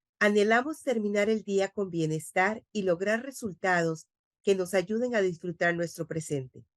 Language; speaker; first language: Spanish; native; Spanish